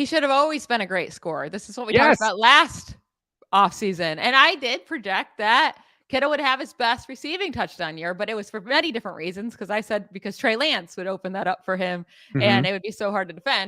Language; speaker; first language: English; native; English